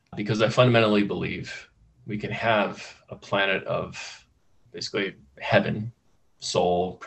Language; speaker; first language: English; native; English